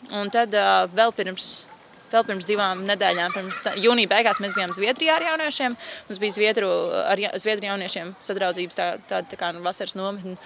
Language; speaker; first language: Latvian; native; Latvian